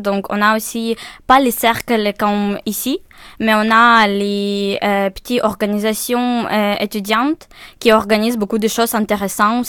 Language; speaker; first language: French; non-native, fluent; Ukrainian